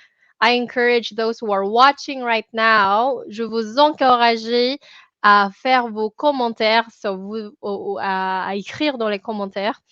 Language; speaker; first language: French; non-native, fluent; Filipino